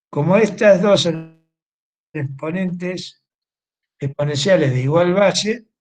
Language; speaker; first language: Spanish; native; Spanish